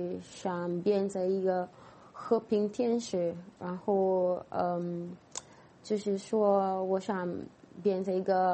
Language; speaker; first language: Chinese; non-native, fluent; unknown